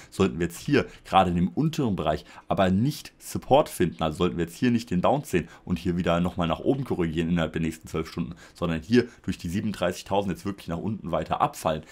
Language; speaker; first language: German; native; German